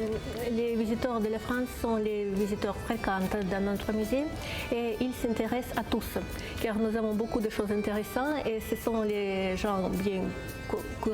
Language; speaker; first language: French; non-native, fluent; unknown